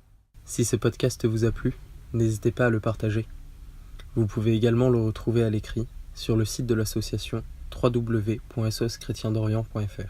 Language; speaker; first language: French; native; French